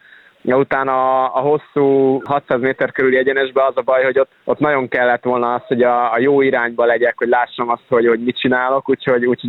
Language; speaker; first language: Hungarian; native; Hungarian